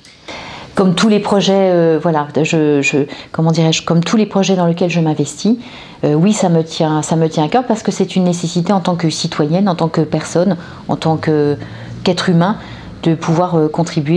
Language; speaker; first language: French; native; French